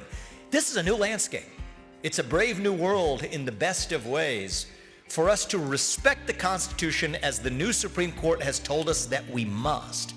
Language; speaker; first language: English; native; English